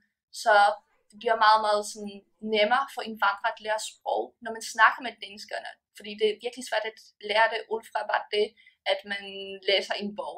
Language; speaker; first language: Danish; early bilingual, other home language; Polish